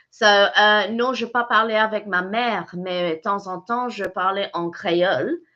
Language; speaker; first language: French; early bilingual, other home language; English